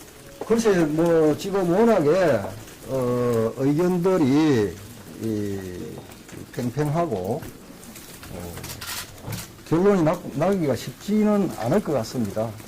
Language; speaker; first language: Korean; native; Korean